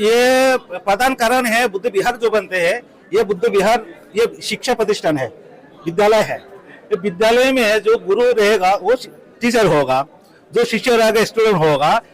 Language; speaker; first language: Hindi; non-native, fluent; Bangla